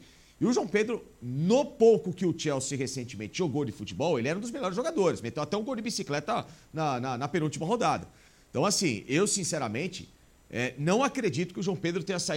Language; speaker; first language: Portuguese; native; Portuguese